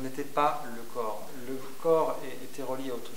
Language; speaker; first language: French; native; French